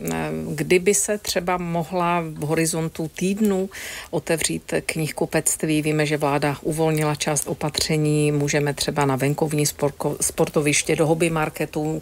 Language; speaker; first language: Czech; native; Czech